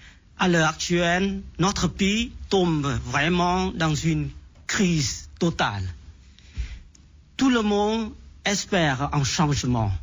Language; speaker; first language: French; non-native, fluent; Vietnamese